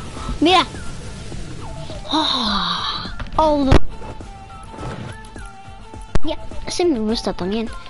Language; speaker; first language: Spanish; early bilingual, heritage; Spanish